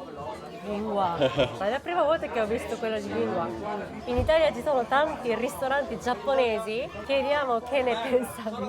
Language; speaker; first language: Italian; non-native, fluent; Japanese